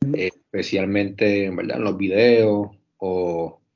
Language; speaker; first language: Spanish; native; Spanish